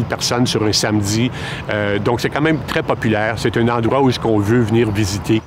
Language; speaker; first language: French; native; French